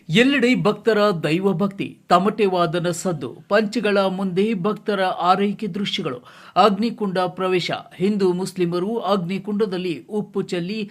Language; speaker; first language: Kannada; native; Kannada